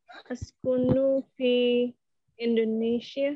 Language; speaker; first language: Arabic; non-native, learner; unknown